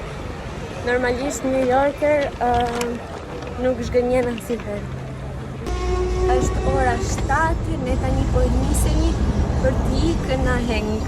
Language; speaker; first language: Albanian; early bilingual, heritage; Albanian